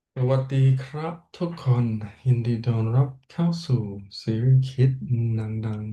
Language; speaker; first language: Thai; non-native, learner; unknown